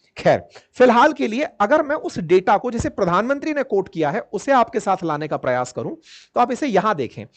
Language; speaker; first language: Hindi; native; Hindi